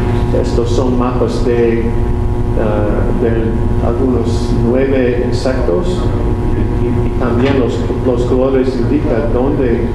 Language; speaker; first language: Spanish; non-native, learner; English